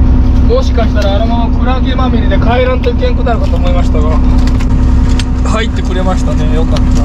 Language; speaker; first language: Japanese; native; Japanese